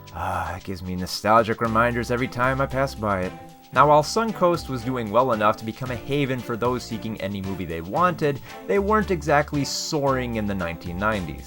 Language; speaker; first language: English; native; English